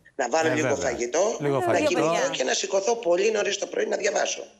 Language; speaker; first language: Greek; native; Greek